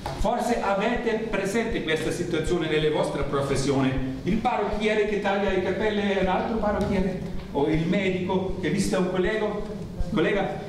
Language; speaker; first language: Italian; non-native, learner; German